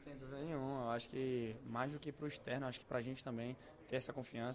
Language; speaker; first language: Portuguese; native; Portuguese